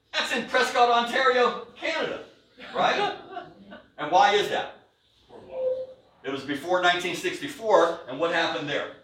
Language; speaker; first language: English; native; English